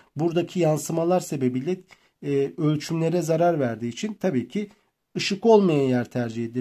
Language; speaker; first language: Turkish; native; Turkish